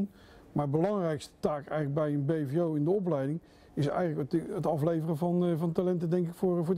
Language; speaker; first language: Dutch; native; Dutch